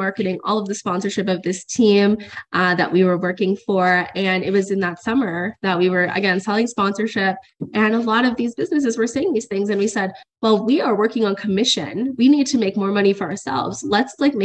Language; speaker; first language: English; native; English